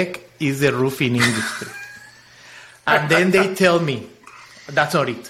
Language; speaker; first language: English; non-native, fluent; Spanish